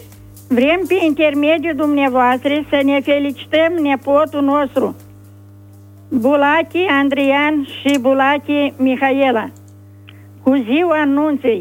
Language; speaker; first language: Romanian; native; Romanian